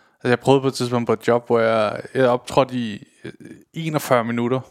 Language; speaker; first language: Danish; native; Danish